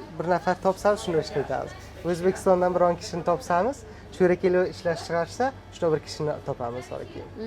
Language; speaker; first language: Uzbek; native; Uzbek